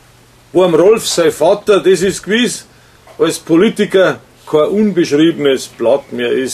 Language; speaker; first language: German; native; German